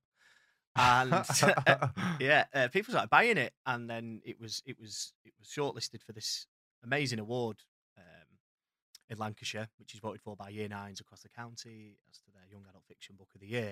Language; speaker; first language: English; native; English